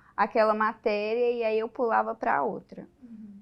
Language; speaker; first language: Portuguese; native; Portuguese